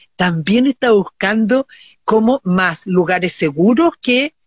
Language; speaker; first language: Spanish; native; Spanish